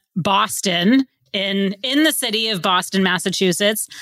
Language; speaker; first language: English; native; English